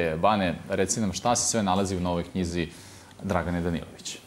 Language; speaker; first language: Serbian; native; Serbian